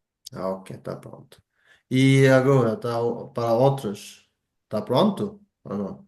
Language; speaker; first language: Portuguese; non-native, learner; Bangla